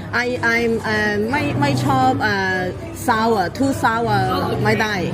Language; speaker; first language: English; non-native, learner; Cantonese